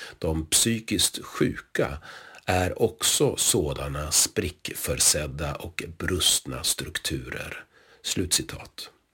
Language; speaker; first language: Swedish; native; Swedish